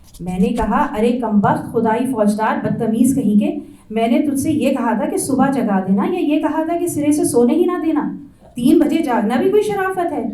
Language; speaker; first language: Urdu; native; Urdu